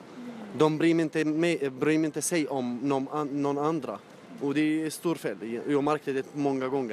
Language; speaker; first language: Swedish; non-native, learner; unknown